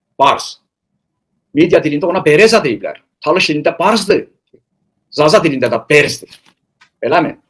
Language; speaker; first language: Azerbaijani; non-native, local second language; Talysh